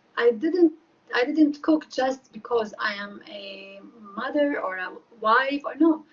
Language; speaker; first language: English; non-native, fluent; Arabic